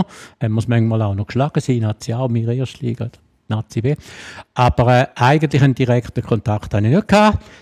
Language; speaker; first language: German; native; German